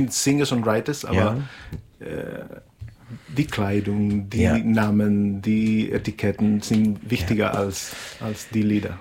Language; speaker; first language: German; non-native, fluent; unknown